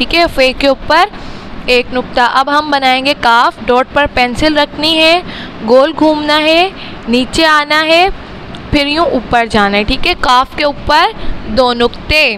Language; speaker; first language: Urdu; native; Urdu